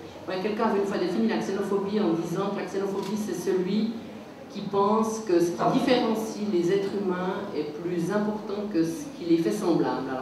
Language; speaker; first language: French; native; French